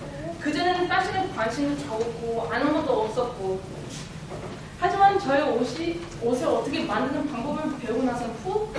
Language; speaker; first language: Korean; early bilingual, heritage; Korean